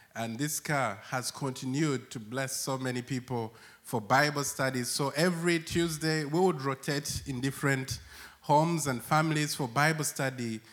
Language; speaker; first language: English; non-native, local second language; Acoli